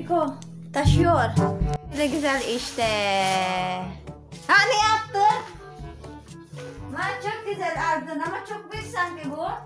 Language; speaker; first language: Turkish; non-native, learner; Filipino